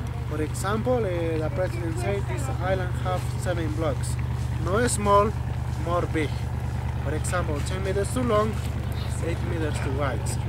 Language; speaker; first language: English; non-native, learner; Spanish